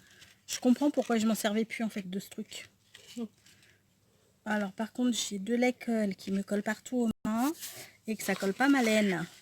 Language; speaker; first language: French; native; French